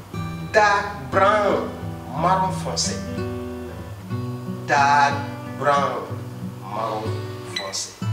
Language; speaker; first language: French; non-native, fluent; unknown